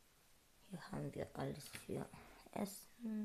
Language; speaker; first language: German; non-native, learner; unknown